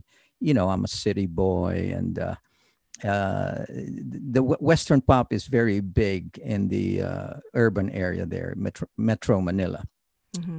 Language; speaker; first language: English; early bilingual, other home language; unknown